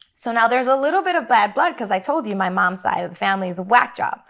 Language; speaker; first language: English; native; English